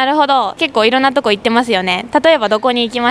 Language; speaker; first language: Japanese; native; Japanese